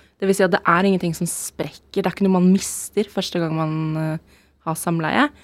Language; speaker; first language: Norwegian; native; Norwegian